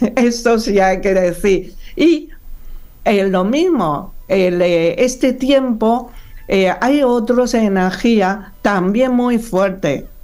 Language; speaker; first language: Spanish; non-native, learner; Chinese